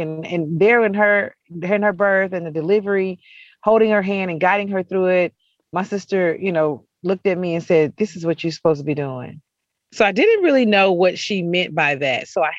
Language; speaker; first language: English; native; English